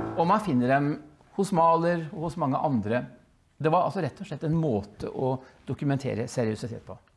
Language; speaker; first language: Norwegian; early bilingual, other home language; Dutch